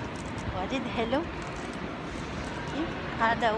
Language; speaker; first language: Arabic; non-native, learner; Waray